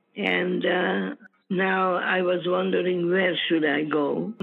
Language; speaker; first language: English; non-native, fluent; Ukrainian